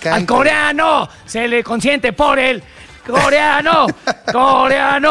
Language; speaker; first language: Spanish; native; Spanish